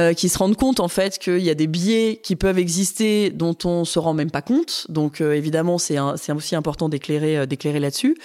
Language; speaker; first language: French; native; French